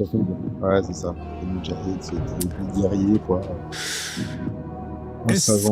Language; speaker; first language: French; native; French